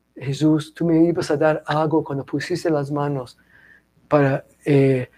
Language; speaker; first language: Spanish; non-native, fluent; English